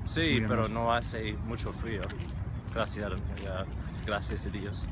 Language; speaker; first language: Spanish; non-native, fluent; English